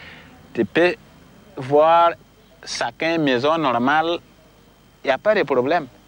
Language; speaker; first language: French; non-native, local second language; Mossi